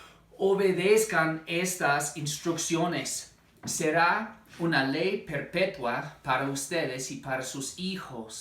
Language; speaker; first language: Spanish; non-native, fluent; English